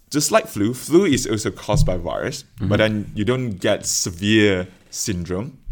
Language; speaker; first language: English; non-native, local second language; Chinese